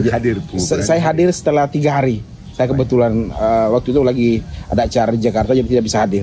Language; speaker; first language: Indonesian; native; Indonesian